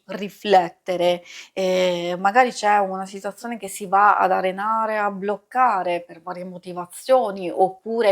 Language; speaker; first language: Italian; native; Italian